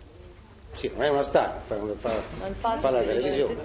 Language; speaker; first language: Italian; native; Italian